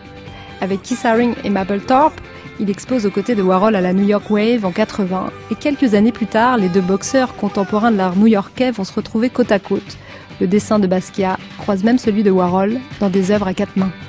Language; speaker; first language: French; native; French